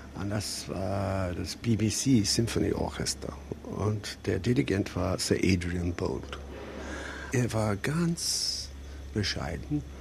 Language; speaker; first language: German; non-native, fluent; English